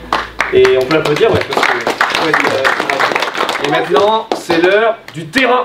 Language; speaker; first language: French; native; French